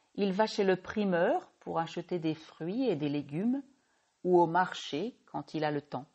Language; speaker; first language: French; native; French